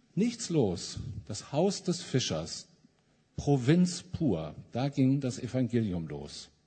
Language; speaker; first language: German; native; German